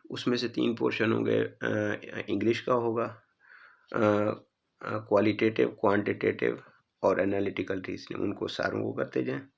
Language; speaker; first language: Urdu; non-native, local second language; Punjabi